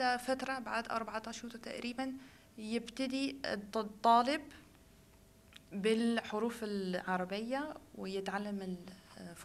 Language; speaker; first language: Arabic; non-native, fluent; Dutch